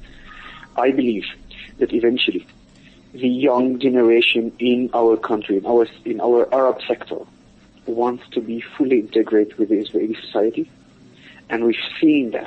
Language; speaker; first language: English; non-native, fluent; Arabic